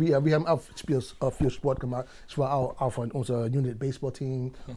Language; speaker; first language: German; non-native, fluent; English